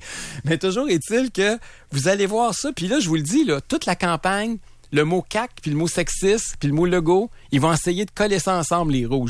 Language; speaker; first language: French; native; French